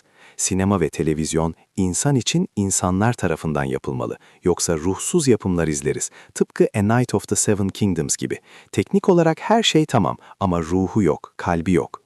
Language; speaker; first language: Turkish; native; Turkish